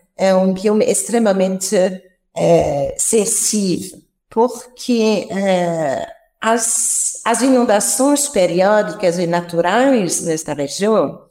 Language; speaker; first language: Portuguese; non-native, fluent; French